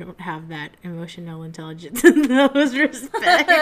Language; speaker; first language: English; native; English